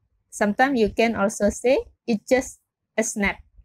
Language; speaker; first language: English; non-native, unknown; Indonesian